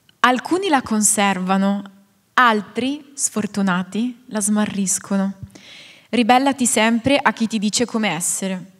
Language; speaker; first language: Italian; native; Italian